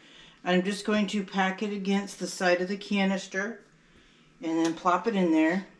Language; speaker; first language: English; native; English